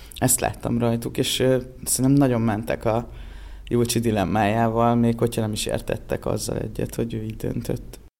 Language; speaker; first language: Hungarian; native; Hungarian